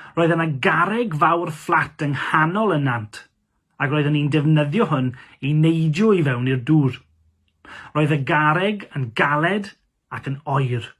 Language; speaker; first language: Welsh; non-native, local second language; English